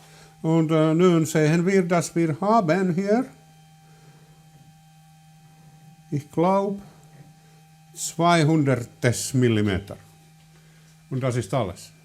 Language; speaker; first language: German; non-native, learner; Finnish